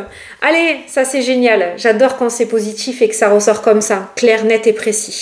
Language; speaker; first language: French; native; French